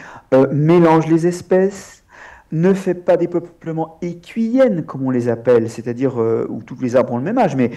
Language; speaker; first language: French; native; French